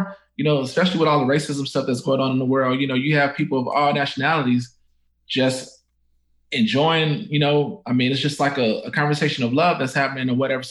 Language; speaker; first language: English; native; English